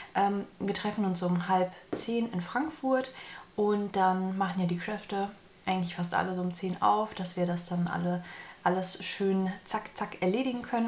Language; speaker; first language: German; native; German